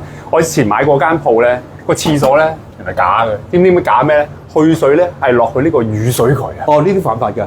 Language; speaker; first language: Cantonese; native; Cantonese